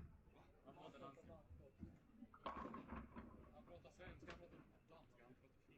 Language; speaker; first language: Swedish; native; Swedish